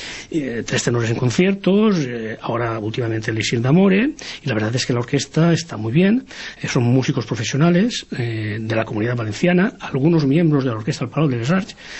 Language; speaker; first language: Spanish; native; Spanish